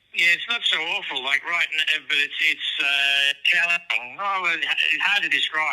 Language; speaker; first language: English; native; English